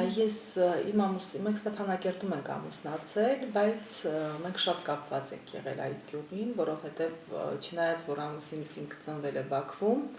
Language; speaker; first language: Armenian; native; Armenian